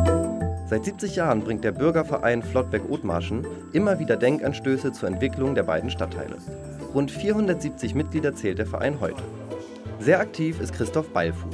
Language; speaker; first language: German; native; German